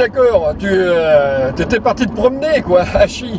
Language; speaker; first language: French; native; French